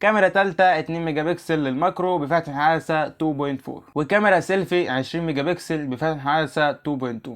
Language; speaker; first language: Arabic; native; Arabic